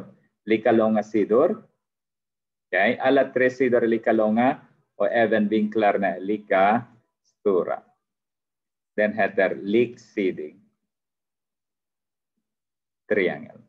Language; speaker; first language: Swedish; non-native, fluent; Arabic